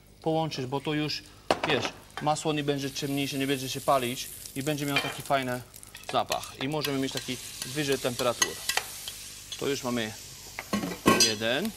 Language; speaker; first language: Polish; non-native, fluent; French